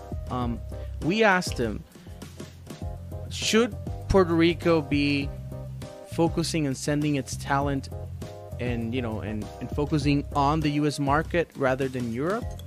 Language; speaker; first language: English; non-native, local second language; Spanish